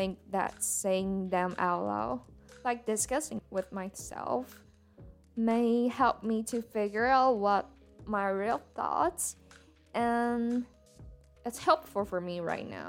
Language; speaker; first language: English; non-native, fluent; Chinese